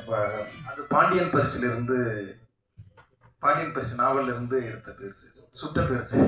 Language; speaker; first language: Tamil; native; Tamil